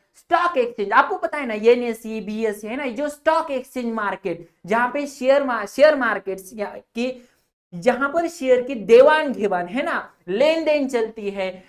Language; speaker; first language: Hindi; non-native, local second language; Marathi